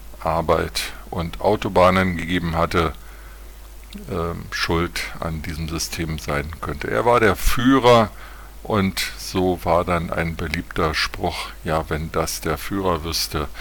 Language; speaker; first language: German; native; German